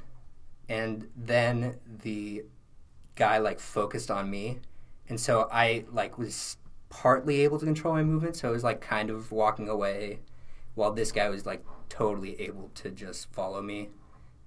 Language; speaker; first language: English; native; English